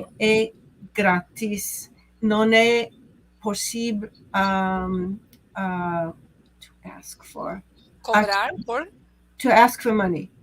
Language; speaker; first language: Portuguese; non-native, learner; English